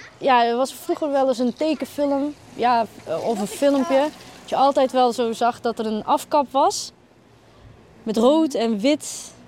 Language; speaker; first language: Dutch; early bilingual, other home language; Arabic